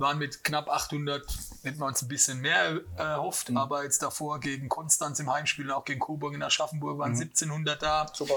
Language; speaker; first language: German; native; German